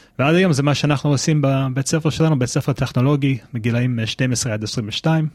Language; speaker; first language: Hebrew; non-native, fluent; English